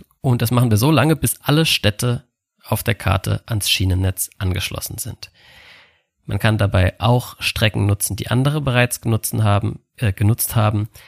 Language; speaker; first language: German; native; German